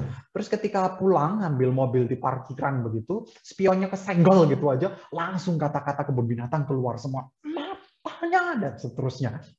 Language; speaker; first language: Indonesian; native; Indonesian